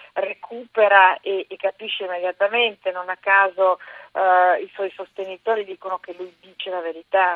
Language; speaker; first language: Italian; native; Italian